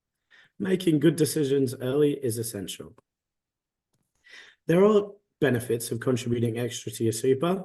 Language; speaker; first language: English; native; English